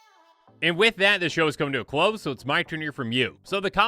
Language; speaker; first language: English; native; English